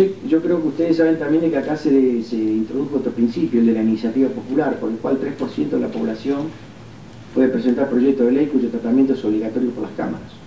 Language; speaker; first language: Spanish; native; Spanish